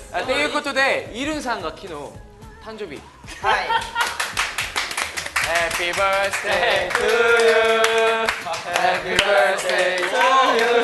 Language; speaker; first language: Japanese; non-native, fluent; Korean